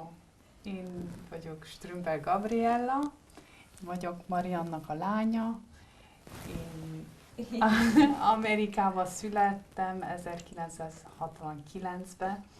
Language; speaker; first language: Hungarian; early bilingual, heritage; Hungarian